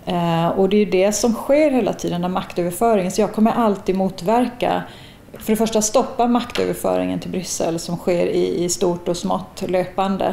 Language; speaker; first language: Swedish; native; Swedish